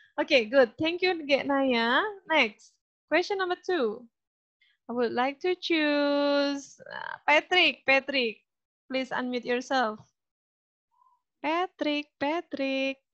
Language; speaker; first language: English; non-native, learner; Indonesian